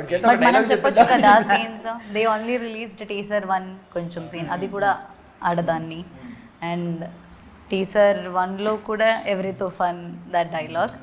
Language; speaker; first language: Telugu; non-native, learner; Malayalam